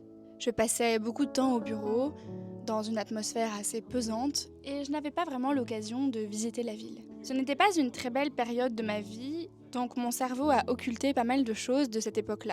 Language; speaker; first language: French; native; French